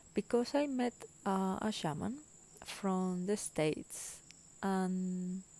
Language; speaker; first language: English; non-native, fluent; Spanish